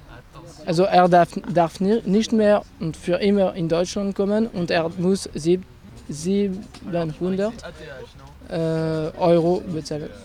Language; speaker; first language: German; non-native, fluent; French